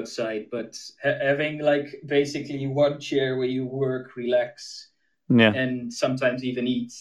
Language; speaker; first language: English; non-native, fluent; Dutch